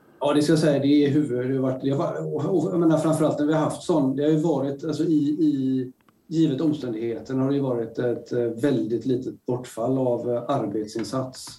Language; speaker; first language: Swedish; native; Swedish